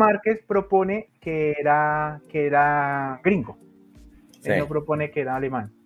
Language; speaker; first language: Spanish; native; Spanish